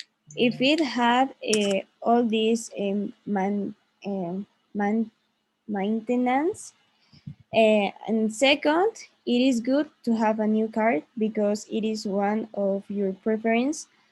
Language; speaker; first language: English; non-native, learner; Spanish